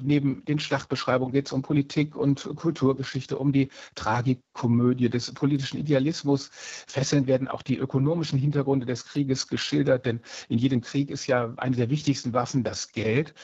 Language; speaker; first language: German; native; German